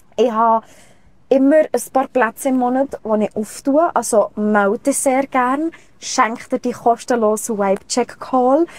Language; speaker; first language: German; native; German